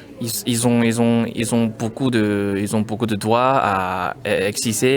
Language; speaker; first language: French; non-native, learner; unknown